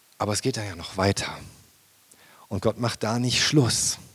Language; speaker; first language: German; native; German